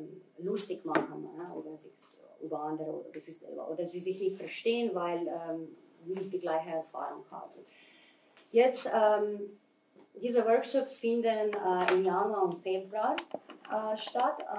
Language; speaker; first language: German; non-native, fluent; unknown